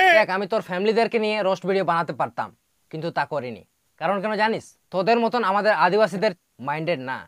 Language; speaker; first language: Bangla; non-native, local second language; Santali